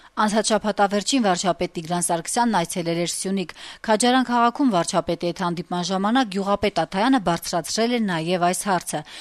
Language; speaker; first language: Armenian; native; Armenian